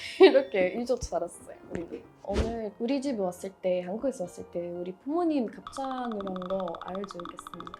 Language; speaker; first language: Korean; non-native, learner; English